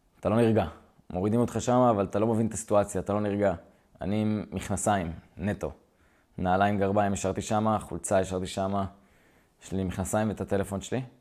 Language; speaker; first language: Hebrew; native; Hebrew